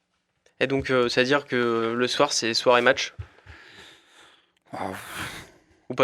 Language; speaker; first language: French; native; French